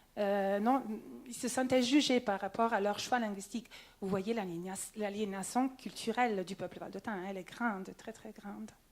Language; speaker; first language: French; non-native, local second language; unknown